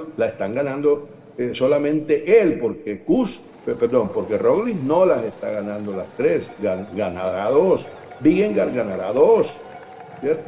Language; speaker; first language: Spanish; native; Spanish